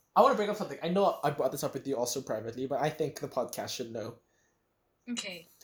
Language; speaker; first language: English; native; English